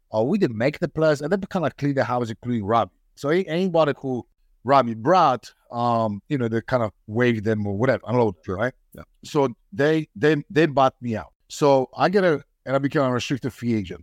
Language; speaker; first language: English; non-native, fluent; Polish